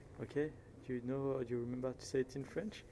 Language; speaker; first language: English; non-native, fluent; French